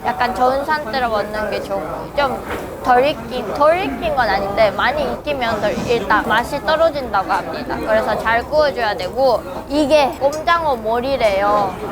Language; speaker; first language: Korean; non-native, fluent; Japanese